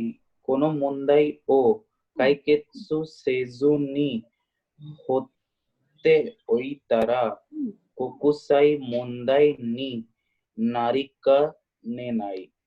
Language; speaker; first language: Japanese; non-native, learner; Hindi